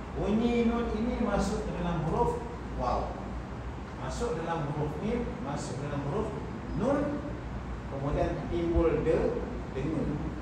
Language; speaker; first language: Malay; native; Malay